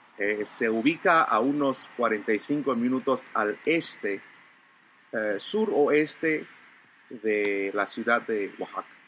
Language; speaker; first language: Spanish; non-native, local second language; Zapotec